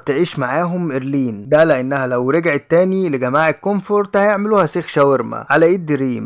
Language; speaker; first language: Arabic; native; Arabic